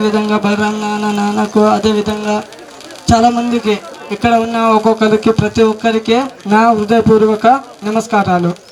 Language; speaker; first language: Telugu; non-native, local second language; Lambadi